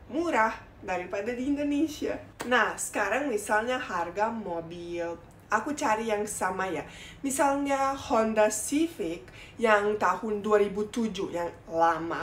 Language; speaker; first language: Indonesian; non-native, fluent; Bosnian